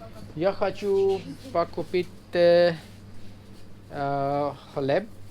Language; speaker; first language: Russian; non-native, learner; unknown